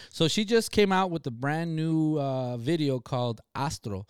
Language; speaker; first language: English; early bilingual, other home language; Spanish